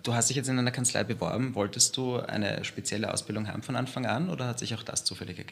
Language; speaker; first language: German; native; German